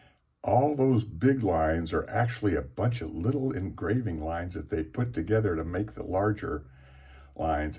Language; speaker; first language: English; native; English